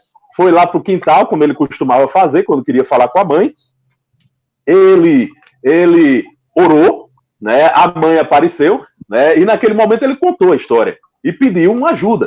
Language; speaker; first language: Portuguese; native; Portuguese